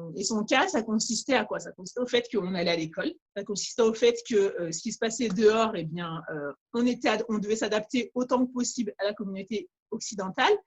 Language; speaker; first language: French; early bilingual, other home language; Bambara